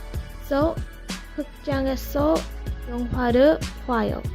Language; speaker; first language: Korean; non-native, learner; English